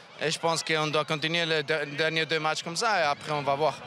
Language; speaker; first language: French; non-native, local second language; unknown